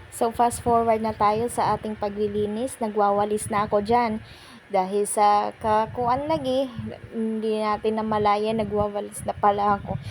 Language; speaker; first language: Filipino; non-native, local second language; Waray